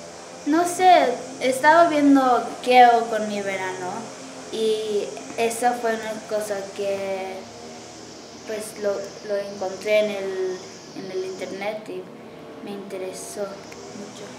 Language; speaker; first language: Spanish; early bilingual, heritage; English